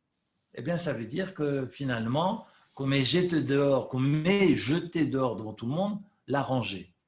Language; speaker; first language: French; native; French